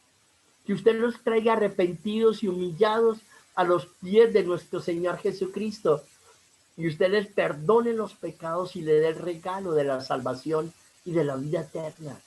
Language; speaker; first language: Spanish; native; Spanish